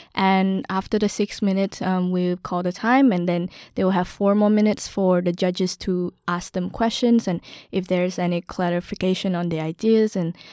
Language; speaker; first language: English; non-native, fluent; Vietnamese